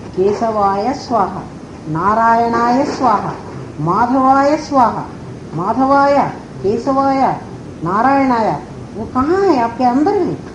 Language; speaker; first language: Hindi; non-native, local second language; Telugu